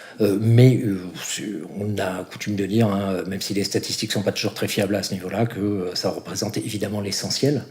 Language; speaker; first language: French; native; French